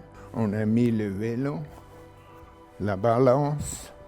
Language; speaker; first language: French; non-native, local second language; German